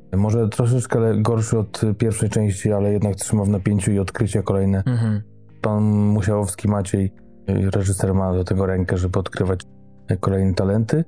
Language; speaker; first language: Polish; native; Polish